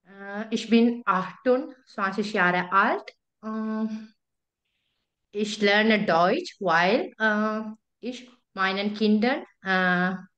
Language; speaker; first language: German; non-native, learner; Sinhala